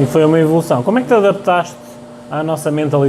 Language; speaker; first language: Portuguese; native; Portuguese